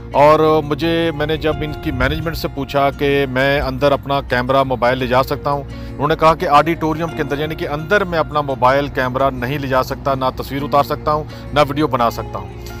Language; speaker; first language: Urdu; native; Urdu